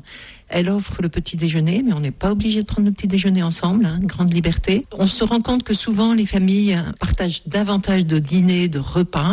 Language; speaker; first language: French; native; French